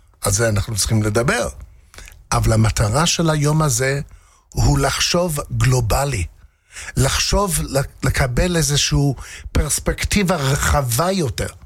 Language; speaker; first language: Hebrew; non-native, fluent; English